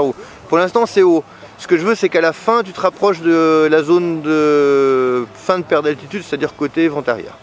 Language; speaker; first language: French; native; French